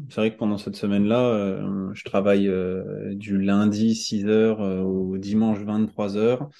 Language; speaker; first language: French; native; French